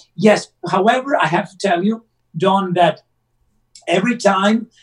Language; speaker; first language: English; non-native, fluent; Italian